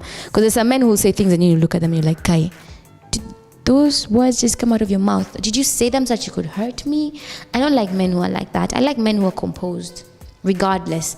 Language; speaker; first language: English; non-native, local second language; Swahili